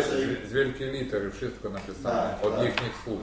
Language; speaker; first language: Polish; non-native, learner; Russian